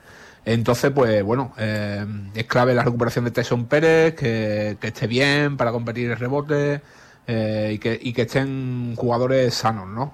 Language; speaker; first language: Spanish; native; Spanish